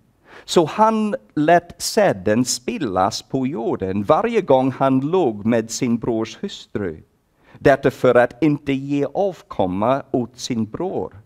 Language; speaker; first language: Swedish; non-native, fluent; English